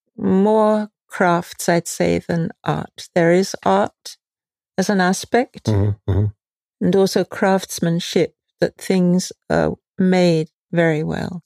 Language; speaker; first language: English; native; English